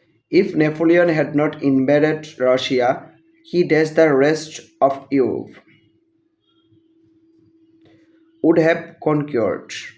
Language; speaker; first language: English; non-native, local second language; Bangla